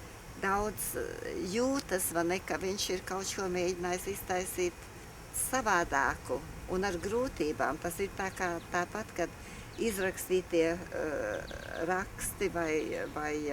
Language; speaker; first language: Latvian; early bilingual, heritage; Latvian